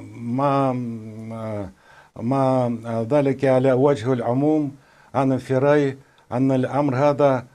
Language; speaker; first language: Arabic; non-native, fluent; Russian